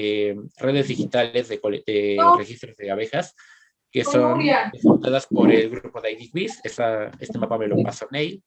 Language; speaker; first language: Spanish; native; Spanish